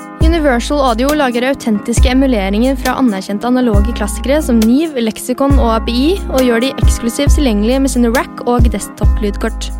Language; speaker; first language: Norwegian; native; Norwegian